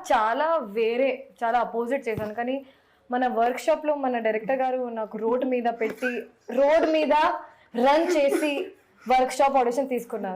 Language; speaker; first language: Telugu; non-native, local second language; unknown